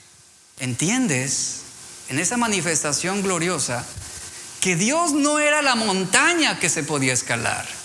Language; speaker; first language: Spanish; native; Spanish